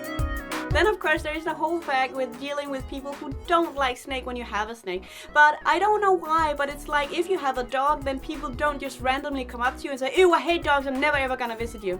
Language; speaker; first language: English; non-native, fluent; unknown